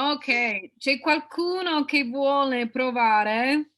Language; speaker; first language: Italian; non-native, fluent; English